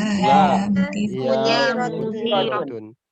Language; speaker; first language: Arabic; non-native, learner; Indonesian